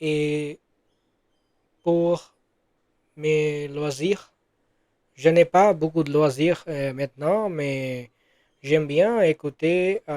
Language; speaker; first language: French; non-native, learner; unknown